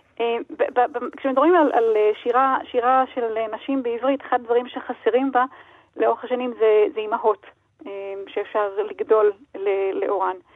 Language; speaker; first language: Hebrew; native; Hebrew